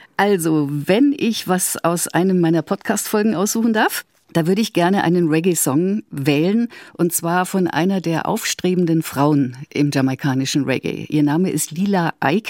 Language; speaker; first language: German; native; German